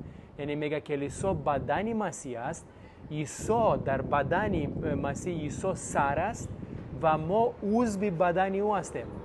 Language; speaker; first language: Persian; non-native, fluent; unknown